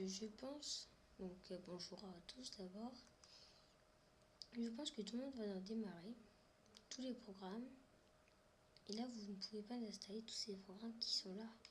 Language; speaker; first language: French; native; French